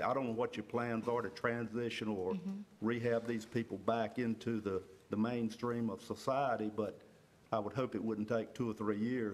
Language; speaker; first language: English; native; English